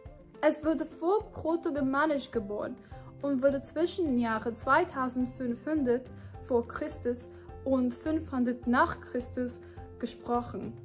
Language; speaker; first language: German; non-native, fluent; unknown